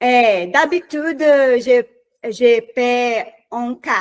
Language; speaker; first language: French; non-native, learner; Portuguese